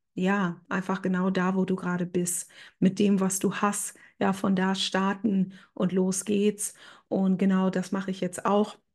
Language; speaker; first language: German; native; German